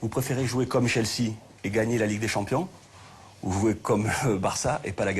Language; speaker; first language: French; native; French